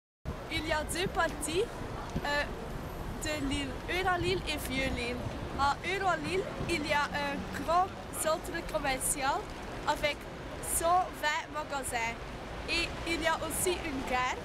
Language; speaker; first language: French; non-native, learner; Dutch